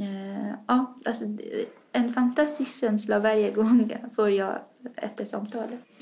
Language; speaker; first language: Swedish; non-native, fluent; Persian